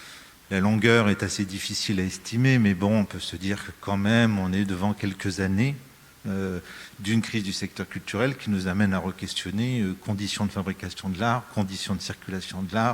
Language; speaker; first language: French; native; French